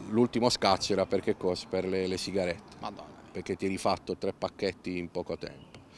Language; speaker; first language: Italian; native; Italian